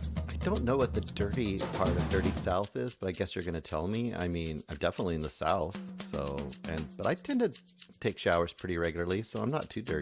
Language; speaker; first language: English; native; English